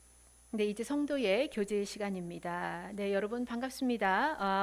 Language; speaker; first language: Korean; native; Korean